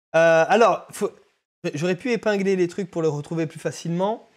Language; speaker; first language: French; native; French